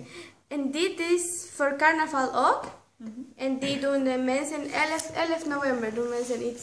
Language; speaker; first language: Dutch; non-native, learner; Spanish